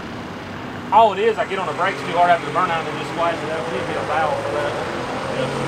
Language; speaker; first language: English; native; English